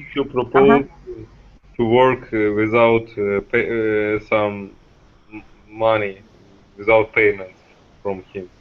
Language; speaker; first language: English; non-native, learner; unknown